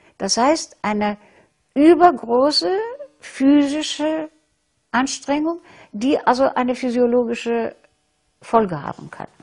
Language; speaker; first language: German; non-native, fluent; Russian